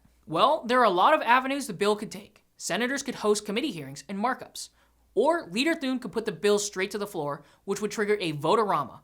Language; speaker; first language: English; native; English